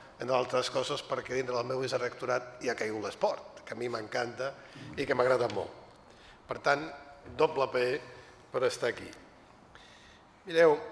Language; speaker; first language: Catalan; non-native, fluent; Italian